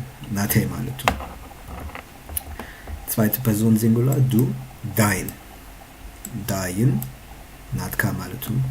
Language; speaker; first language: German; non-native, learner; Tigrinya